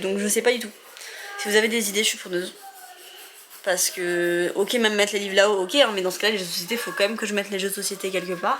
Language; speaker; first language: French; native; French